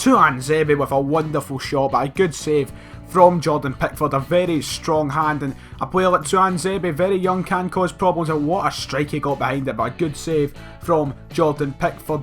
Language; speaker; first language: English; native; English